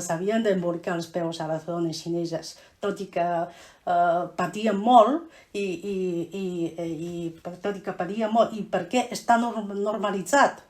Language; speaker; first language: Catalan; non-native, fluent; Chinese